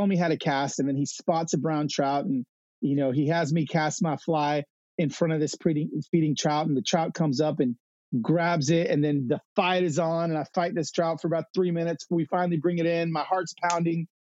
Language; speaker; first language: English; native; English